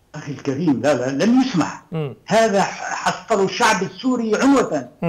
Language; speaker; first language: Arabic; native; Arabic